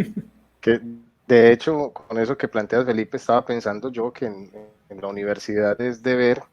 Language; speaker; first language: Spanish; native; Spanish